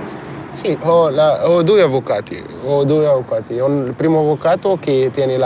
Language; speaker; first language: Italian; non-native, learner; Arabic